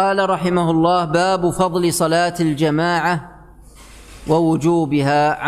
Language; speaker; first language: Arabic; native; Arabic